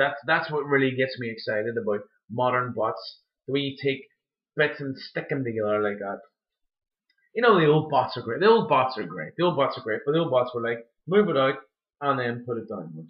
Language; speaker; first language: English; native; English